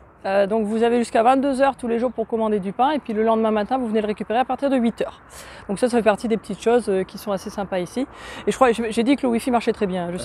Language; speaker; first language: French; native; French